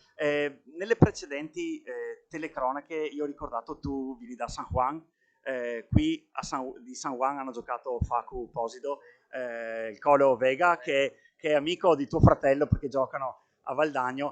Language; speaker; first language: Italian; native; Italian